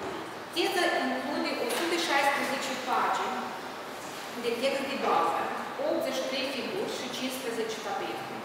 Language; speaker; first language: Romanian; native; Romanian